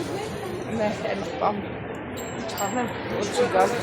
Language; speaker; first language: Greek; non-native, fluent; Armenian